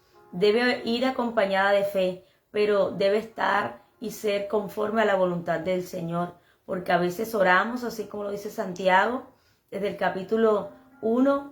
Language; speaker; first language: Spanish; native; Spanish